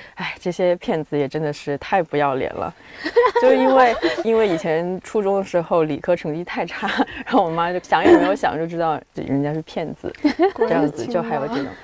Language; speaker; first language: Chinese; native; Chinese